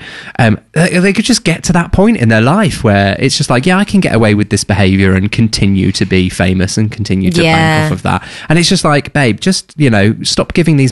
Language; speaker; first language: English; native; English